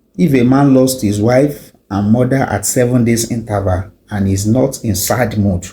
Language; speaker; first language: English; non-native, local second language; Yoruba